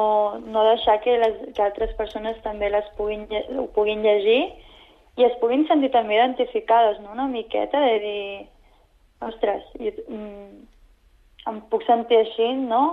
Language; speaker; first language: Catalan; non-native, local second language; Spanish